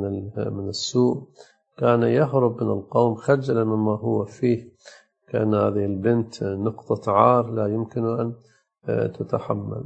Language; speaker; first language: Arabic; native; Arabic